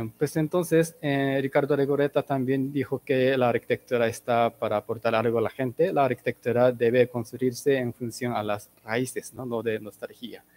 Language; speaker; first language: Spanish; non-native, fluent; Japanese